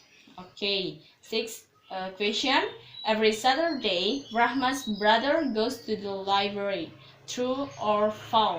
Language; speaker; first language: English; non-native, learner; Indonesian